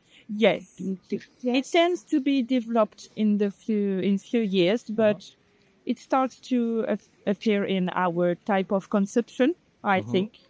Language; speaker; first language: English; non-native, learner; French